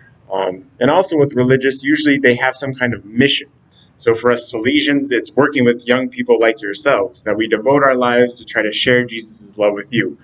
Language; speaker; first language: English; native; English